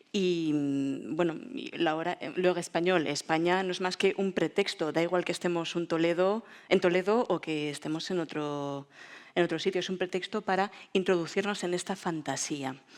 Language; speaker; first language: Spanish; native; Spanish